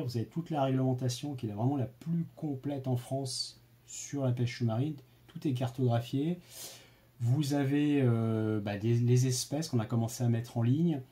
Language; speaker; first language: French; native; French